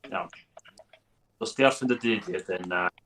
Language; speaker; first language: Welsh; native; Welsh